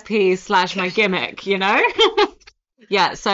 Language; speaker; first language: English; native; English